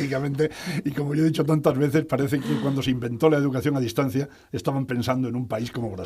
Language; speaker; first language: Spanish; native; Spanish